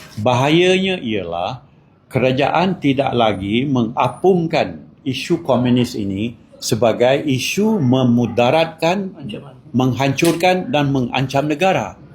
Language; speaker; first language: Malay; native; Malay